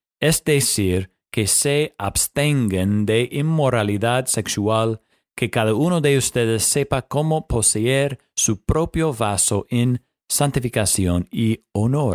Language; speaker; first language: Spanish; non-native, fluent; English